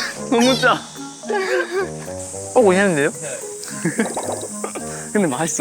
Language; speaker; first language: Korean; native; Korean